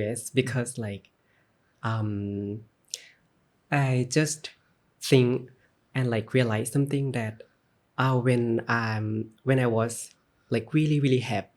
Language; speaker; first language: English; non-native, learner; Thai